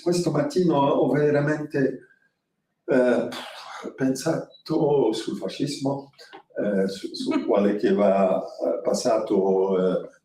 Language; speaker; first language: Italian; non-native, fluent; French